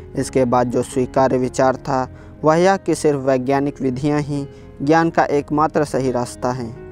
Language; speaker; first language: Hindi; native; Hindi